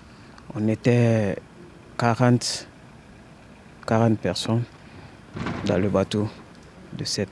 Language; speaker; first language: French; non-native, fluent; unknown